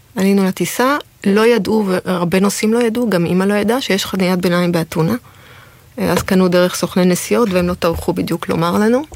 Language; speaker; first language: Hebrew; early bilingual, heritage; French